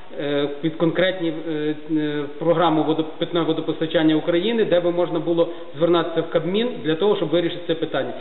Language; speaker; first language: Ukrainian; native; Ukrainian